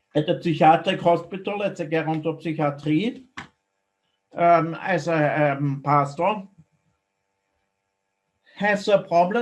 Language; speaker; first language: English; non-native, fluent; German